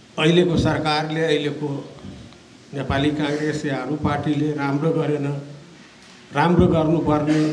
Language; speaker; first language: Nepali; non-native, local second language; Maithili